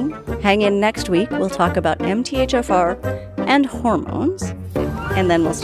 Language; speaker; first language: English; native; English